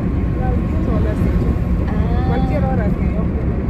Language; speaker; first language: Spanish; non-native, learner; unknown